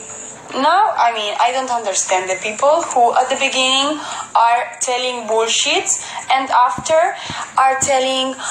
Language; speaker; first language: English; non-native, fluent; Spanish